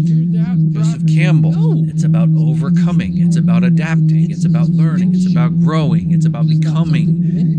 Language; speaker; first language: English; native; English